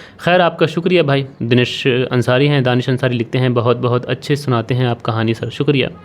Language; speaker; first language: Hindi; native; Hindi